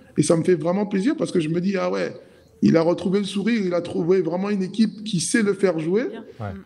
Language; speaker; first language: French; native; French